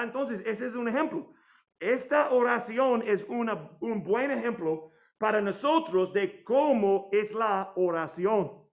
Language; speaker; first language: Spanish; non-native, fluent; English